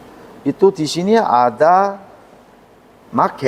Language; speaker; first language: Indonesian; non-native, learner; Korean